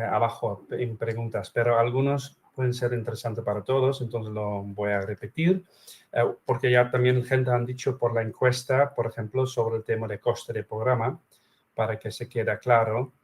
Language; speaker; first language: Spanish; non-native, fluent; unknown